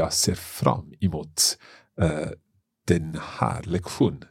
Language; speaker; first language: Swedish; non-native, learner; English